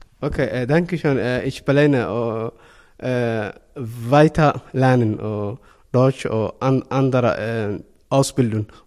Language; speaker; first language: German; non-native, learner; Somali